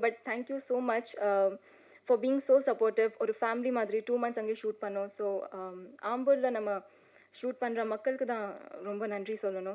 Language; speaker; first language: Tamil; non-native, fluent; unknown